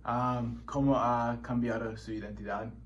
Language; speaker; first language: Spanish; non-native, learner; English